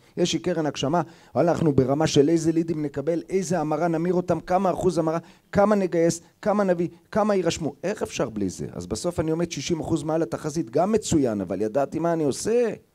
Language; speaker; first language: Hebrew; native; Hebrew